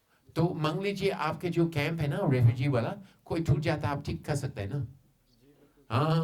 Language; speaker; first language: Hindi; non-native, fluent; English